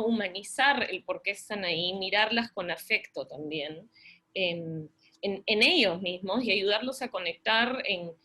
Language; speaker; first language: Spanish; native; Spanish